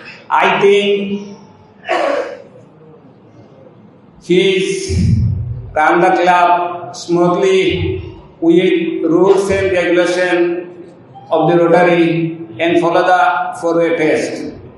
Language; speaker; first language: English; non-native, local second language; Bangla